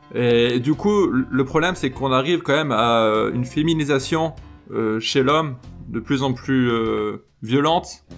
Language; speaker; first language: French; native; French